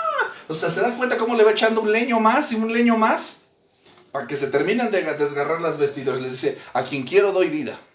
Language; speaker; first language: Spanish; native; Spanish